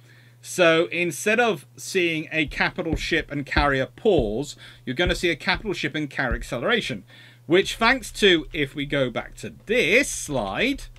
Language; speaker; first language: English; native; English